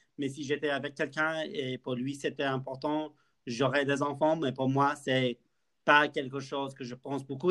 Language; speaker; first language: French; non-native, learner; English